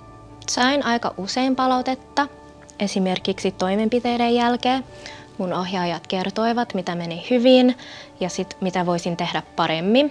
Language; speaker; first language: Finnish; non-native, fluent; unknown